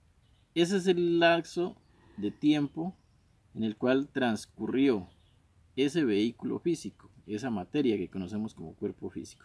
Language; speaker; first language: Spanish; native; Spanish